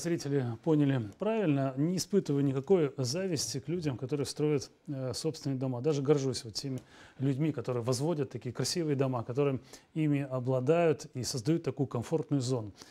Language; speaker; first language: Russian; native; Russian